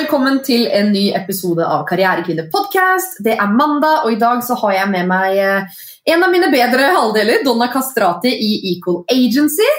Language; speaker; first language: Norwegian; native; Norwegian